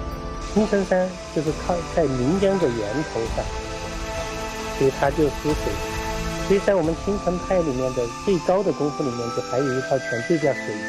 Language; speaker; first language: Chinese; native; Chinese